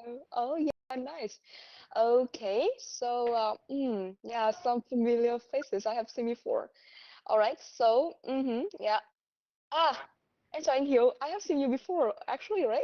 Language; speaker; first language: English; non-native, fluent; Vietnamese